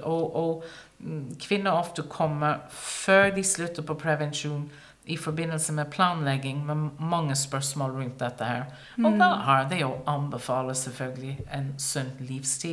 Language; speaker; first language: Norwegian; non-native, fluent; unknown